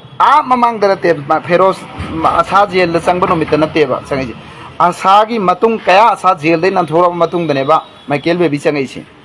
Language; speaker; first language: Manipuri; native; Manipuri